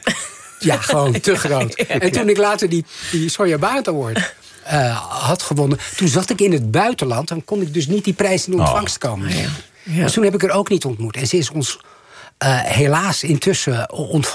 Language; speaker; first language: Dutch; native; Dutch